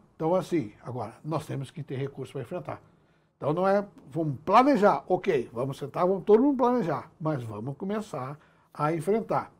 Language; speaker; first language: Portuguese; native; Portuguese